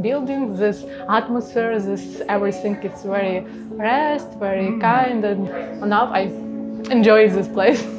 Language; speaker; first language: English; non-native, learner; Ukrainian